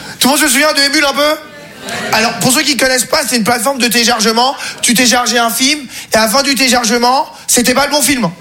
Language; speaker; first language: French; native; French